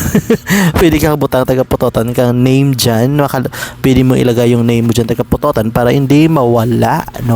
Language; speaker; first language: Filipino; non-native, local second language; Hiligaynon